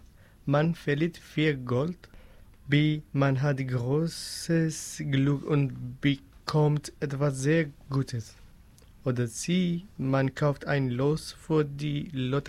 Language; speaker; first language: German; non-native, learner; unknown